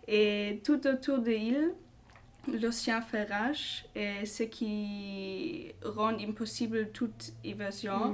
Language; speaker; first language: French; non-native, learner; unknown